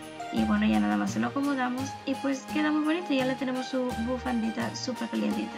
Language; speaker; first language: Spanish; native; Spanish